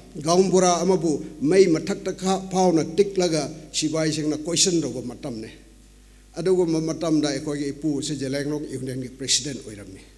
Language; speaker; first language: Manipuri; non-native, local second language; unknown